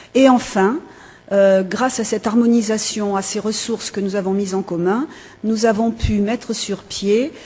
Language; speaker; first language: French; native; French